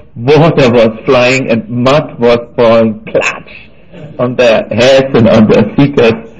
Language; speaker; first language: English; non-native, fluent; German